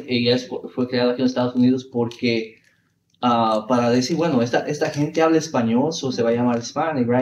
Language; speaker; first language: Spanish; early bilingual, heritage; Spanish